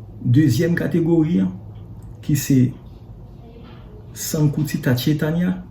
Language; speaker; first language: French; non-native, learner; Haitian Creole